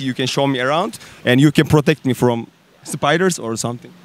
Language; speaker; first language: English; non-native, learner; Turkish